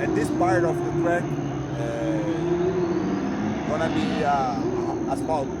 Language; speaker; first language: English; non-native, learner; Portuguese